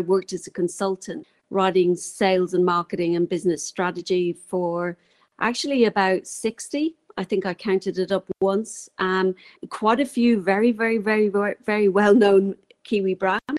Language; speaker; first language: English; native; English